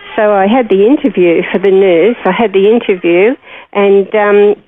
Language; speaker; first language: English; native; English